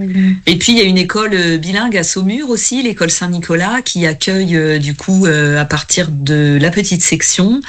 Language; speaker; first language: French; native; French